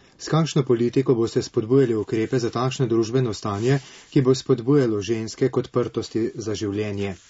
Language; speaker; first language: Slovenian; native; Slovenian